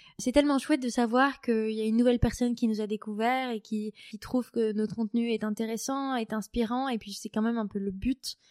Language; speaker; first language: French; native; French